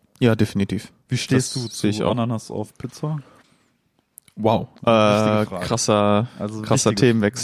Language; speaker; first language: German; native; German